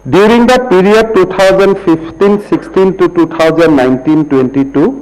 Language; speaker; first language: English; non-native, local second language; Assamese